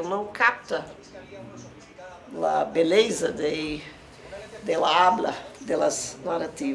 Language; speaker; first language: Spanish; non-native, fluent; English